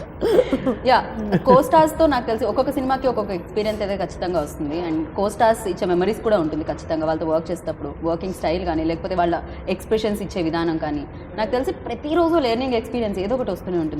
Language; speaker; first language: Telugu; native; Telugu